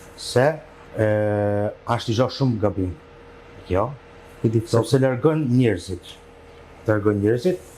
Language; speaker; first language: Albanian; early bilingual, heritage; Albanian